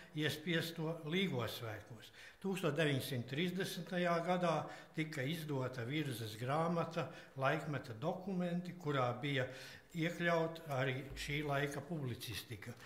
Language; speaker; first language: Latvian; native; Latvian